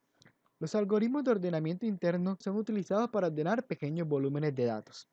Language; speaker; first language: Spanish; native; Spanish